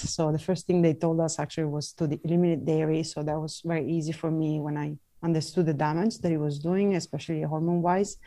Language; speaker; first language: English; non-native, fluent; Italian